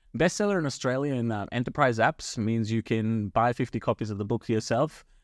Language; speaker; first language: English; non-native, local second language; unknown